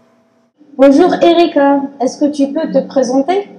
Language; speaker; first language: French; non-native, learner; Arabic